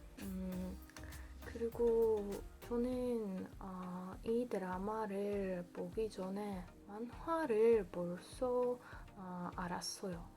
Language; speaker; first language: Korean; non-native, learner; Polish